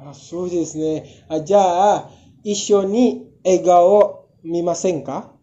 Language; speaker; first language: Japanese; non-native, learner; Indonesian